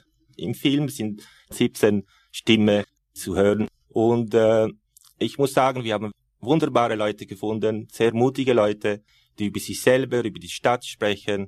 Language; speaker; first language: German; non-native, fluent; Italian